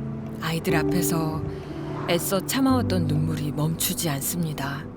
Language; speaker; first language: Korean; native; Korean